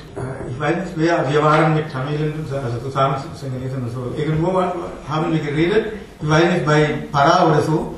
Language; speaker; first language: German; non-native, fluent; Tamil